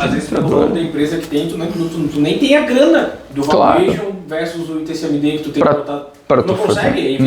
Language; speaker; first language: Portuguese; native; Portuguese